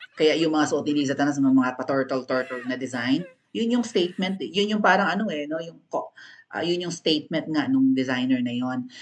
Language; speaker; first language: Filipino; native; Filipino